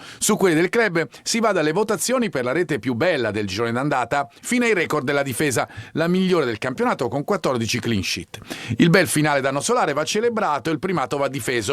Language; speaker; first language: Italian; native; Italian